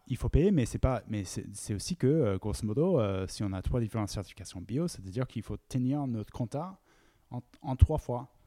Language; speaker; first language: French; non-native, fluent; English